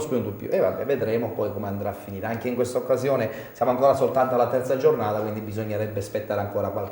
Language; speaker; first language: Italian; native; Italian